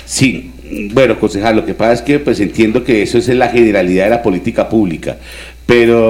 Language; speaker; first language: Spanish; native; Spanish